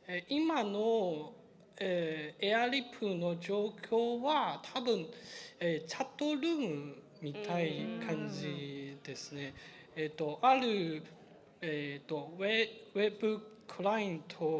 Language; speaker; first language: Japanese; non-native, learner; Chinese